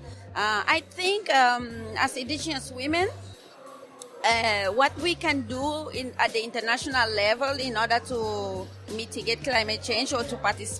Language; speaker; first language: English; non-native, local second language; Fula